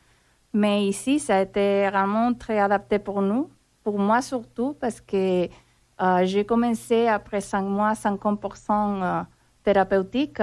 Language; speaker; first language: French; non-native, fluent; Spanish